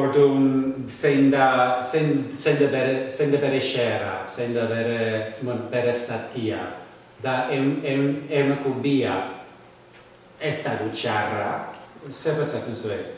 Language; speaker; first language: Basque; non-native, fluent; English